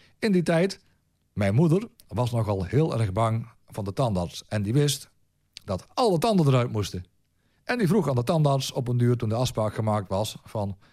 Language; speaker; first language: Dutch; native; Dutch